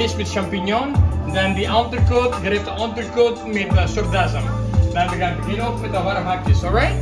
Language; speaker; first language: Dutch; non-native, learner; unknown